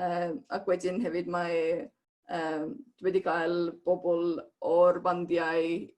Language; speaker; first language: Welsh; non-native, fluent; Estonian